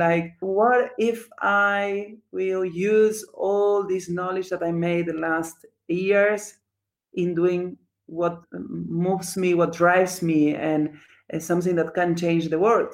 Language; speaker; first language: English; non-native, fluent; Spanish